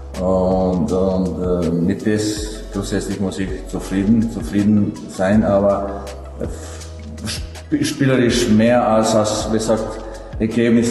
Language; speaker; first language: German; non-native, fluent; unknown